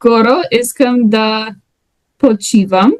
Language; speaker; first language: Bulgarian; non-native, learner; English